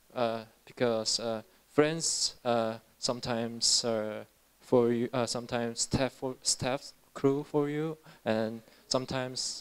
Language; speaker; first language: English; non-native, learner; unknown